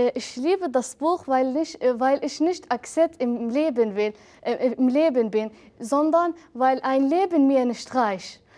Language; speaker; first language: German; non-native, fluent; Arabic